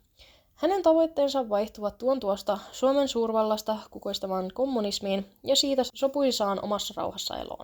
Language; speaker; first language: Finnish; native; Finnish